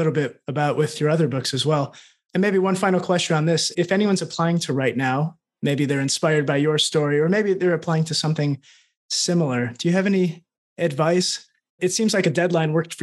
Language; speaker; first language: English; native; English